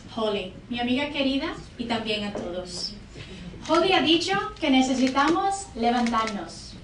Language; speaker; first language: Spanish; non-native, learner; English